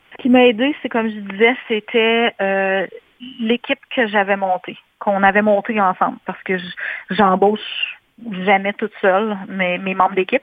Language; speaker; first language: French; native; French